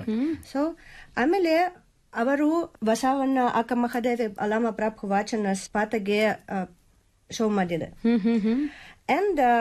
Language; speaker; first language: Kannada; non-native, learner; Russian